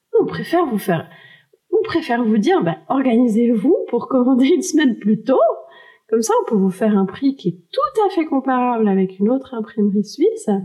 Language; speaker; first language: French; early bilingual, heritage; French